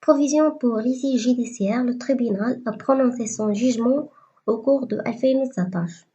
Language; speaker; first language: French; non-native, local second language; Arabic